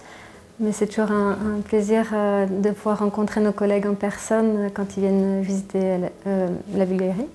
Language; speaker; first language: French; non-native, fluent; Bulgarian